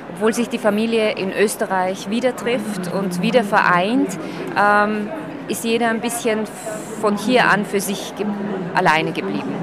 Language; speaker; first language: German; early bilingual, other home language; Slovak